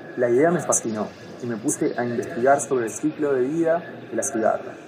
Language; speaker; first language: Spanish; native; Spanish